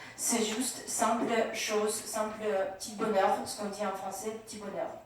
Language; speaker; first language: French; non-native, fluent; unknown